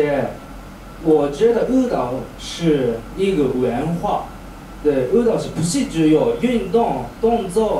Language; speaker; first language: Chinese; non-native, learner; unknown